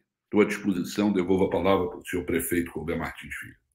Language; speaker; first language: Portuguese; native; Portuguese